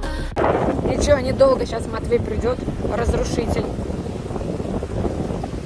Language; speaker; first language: Russian; native; Russian